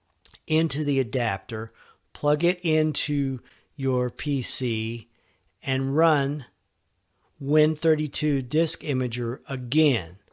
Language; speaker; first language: English; native; English